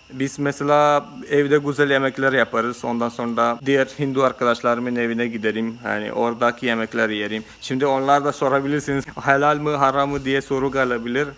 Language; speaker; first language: Turkish; non-native, fluent; Malayalam